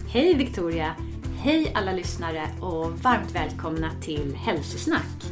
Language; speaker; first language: Swedish; native; Swedish